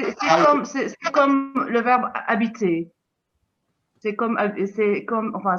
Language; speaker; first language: French; non-native, fluent; Turkish